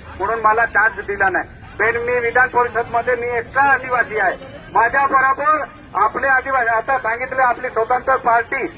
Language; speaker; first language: Marathi; non-native, local second language; Bhili